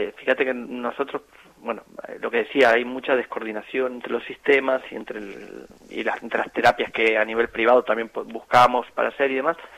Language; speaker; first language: Spanish; native; Spanish